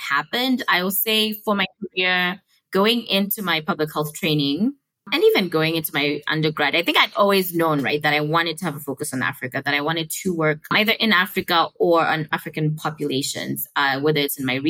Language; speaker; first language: English; non-native, local second language; Shona